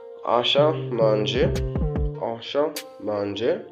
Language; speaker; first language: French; non-native, learner; Kinyarwanda